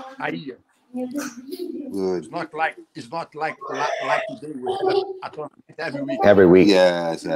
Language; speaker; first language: English; non-native, learner; Portuguese